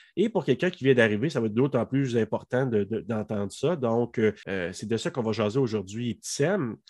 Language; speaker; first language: French; native; French